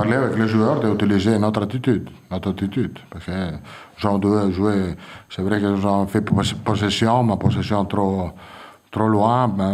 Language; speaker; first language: French; non-native, fluent; Italian